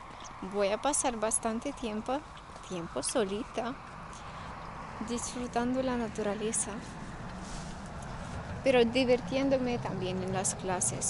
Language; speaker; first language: Spanish; non-native, fluent; Russian